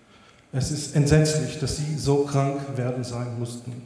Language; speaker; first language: German; non-native, fluent; Hebrew